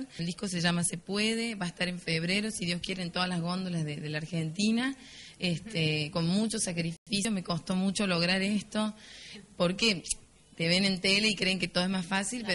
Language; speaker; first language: Spanish; native; Spanish